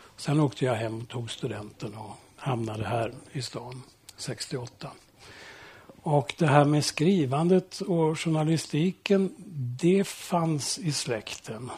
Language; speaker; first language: Swedish; early bilingual, heritage; Swedish